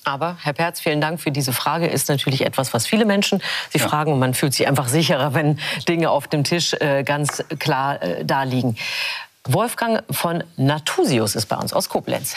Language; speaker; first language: German; native; German